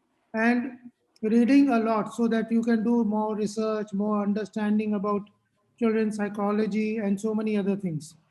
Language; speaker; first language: English; non-native, local second language; Hindi